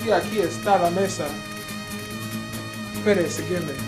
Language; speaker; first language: Spanish; non-native, learner; English